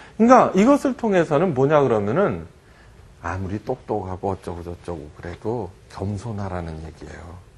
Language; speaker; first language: Korean; early bilingual, heritage; Korean